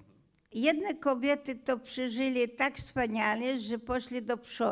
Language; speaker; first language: Polish; non-native, fluent; Hungarian